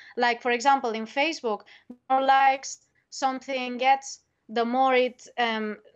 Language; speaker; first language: English; non-native, fluent; Spanish